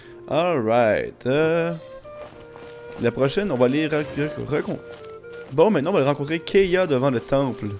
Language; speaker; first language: French; native; French